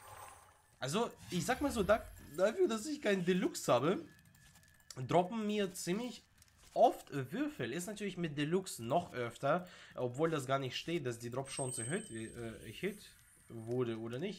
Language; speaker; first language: German; native; German